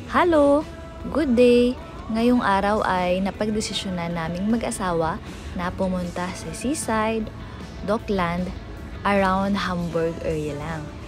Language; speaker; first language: Filipino; native; Filipino